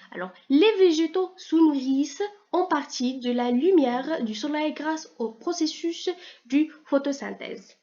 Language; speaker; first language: French; non-native, local second language; Arabic